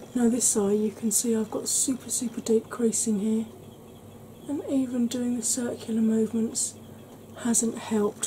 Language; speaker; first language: English; native; English